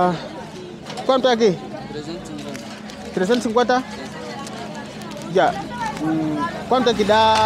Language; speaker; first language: Portuguese; non-native, learner; Vietnamese